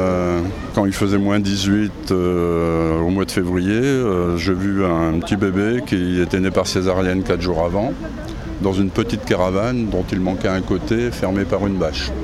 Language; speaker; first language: French; native; French